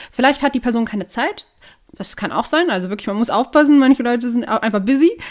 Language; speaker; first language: German; native; German